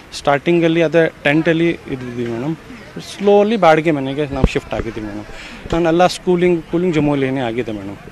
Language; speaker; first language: Kannada; non-native, fluent; Kashmiri